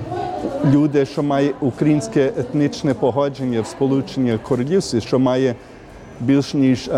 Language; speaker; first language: Ukrainian; early bilingual, heritage; Ukrainian